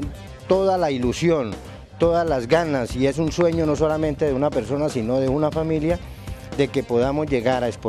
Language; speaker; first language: Spanish; native; Spanish